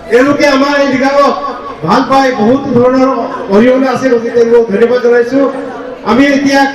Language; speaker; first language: Assamese; non-native, local second language; Mising